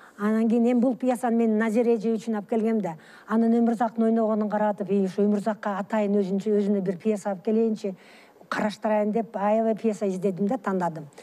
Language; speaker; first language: Kyrgyz; early bilingual, other home language; Russian